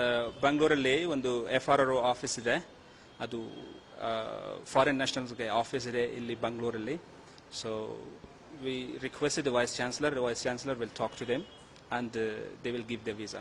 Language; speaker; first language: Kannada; non-native, learner; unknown